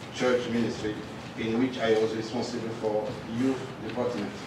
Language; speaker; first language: English; non-native, learner; Rundi